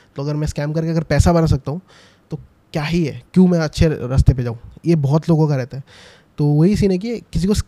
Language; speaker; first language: Hindi; non-native, local second language; Assamese